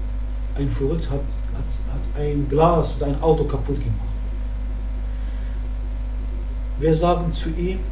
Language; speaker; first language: German; non-native, learner; Arabic